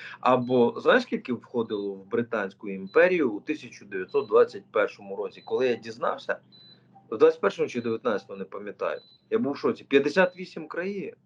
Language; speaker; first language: Ukrainian; native; Ukrainian